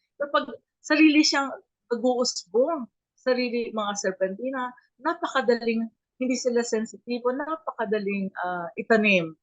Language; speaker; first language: Filipino; native; Filipino